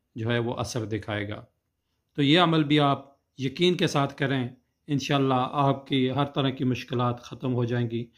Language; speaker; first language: Urdu; native; Urdu